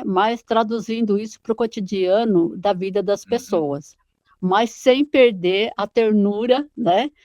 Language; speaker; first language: Portuguese; native; Portuguese